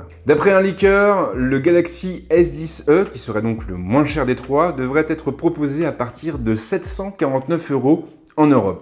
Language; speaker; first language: French; native; French